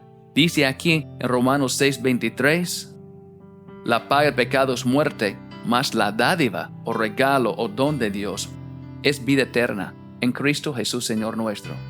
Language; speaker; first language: Spanish; non-native, fluent; English